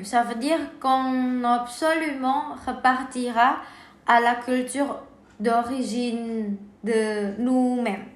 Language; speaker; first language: French; non-native, learner; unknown